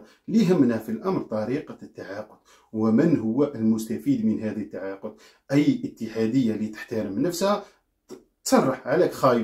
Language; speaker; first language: Arabic; native; Arabic